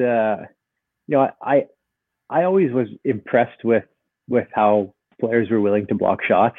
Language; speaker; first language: English; native; English